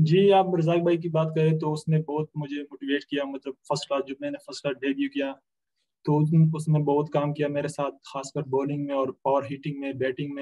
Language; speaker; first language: Hindi; non-native, local second language; Pashto